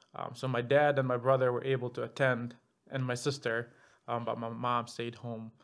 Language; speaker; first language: English; non-native, fluent; Arabic